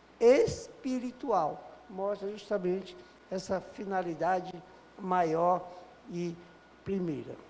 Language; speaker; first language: Portuguese; native; Portuguese